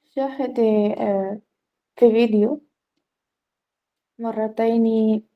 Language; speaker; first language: Arabic; non-native, fluent; Hindi